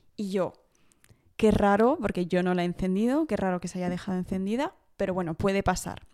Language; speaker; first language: Spanish; early bilingual, heritage; Spanish